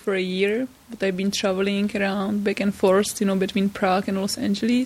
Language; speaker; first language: English; non-native, fluent; Czech